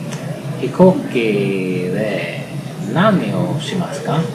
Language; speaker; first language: Japanese; non-native, learner; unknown